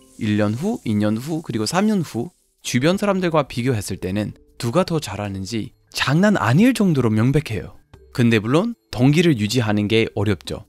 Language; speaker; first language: Korean; non-native, fluent; English